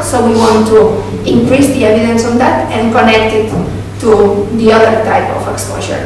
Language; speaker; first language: English; non-native, fluent; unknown